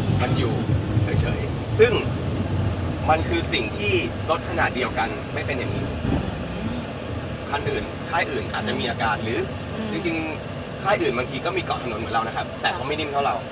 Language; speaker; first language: Thai; native; Thai